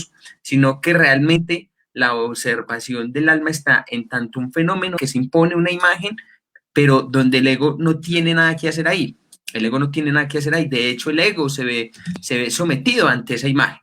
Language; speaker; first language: Spanish; native; Spanish